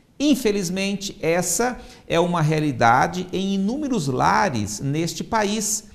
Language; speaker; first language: Portuguese; native; Portuguese